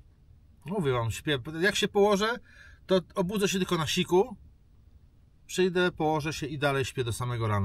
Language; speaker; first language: Polish; native; Polish